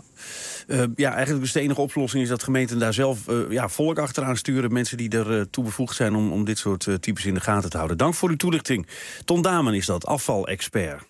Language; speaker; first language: Dutch; native; Dutch